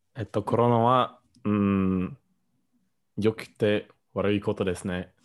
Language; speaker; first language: Japanese; non-native, learner; English